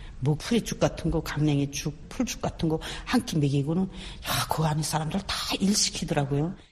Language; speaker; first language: Korean; native; Korean